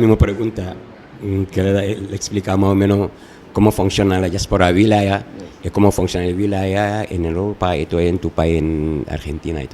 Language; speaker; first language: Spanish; non-native, fluent; Wolof